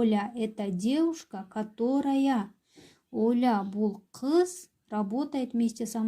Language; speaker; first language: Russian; non-native, local second language; Kyrgyz